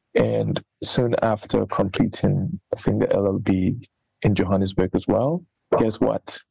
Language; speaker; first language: English; non-native, local second language; Akan